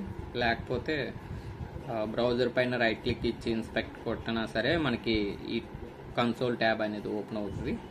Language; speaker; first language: Telugu; native; Telugu